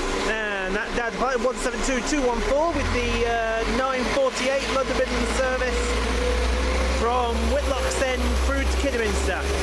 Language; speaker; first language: English; native; English